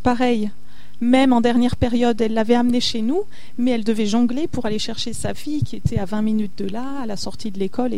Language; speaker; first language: French; native; French